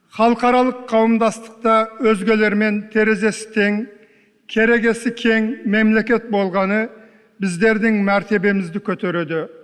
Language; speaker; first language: Kazakh; early bilingual, heritage; Kazakh